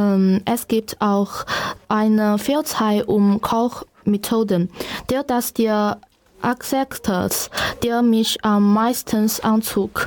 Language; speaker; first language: German; non-native, learner; Chinese